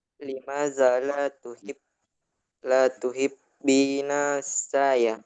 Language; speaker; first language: Arabic; non-native, learner; Indonesian